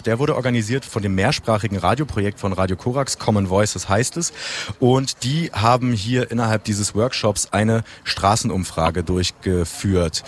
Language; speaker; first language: German; native; German